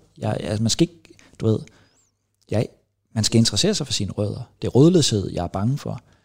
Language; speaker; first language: Danish; native; Danish